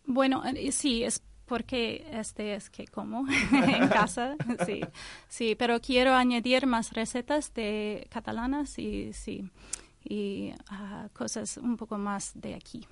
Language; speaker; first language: Spanish; non-native, learner; English